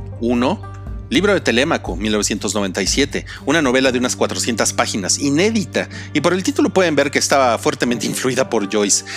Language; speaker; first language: Spanish; native; Spanish